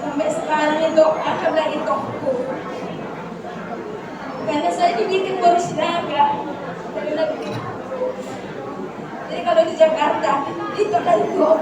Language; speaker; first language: Indonesian; non-native, local second language; Batak Toba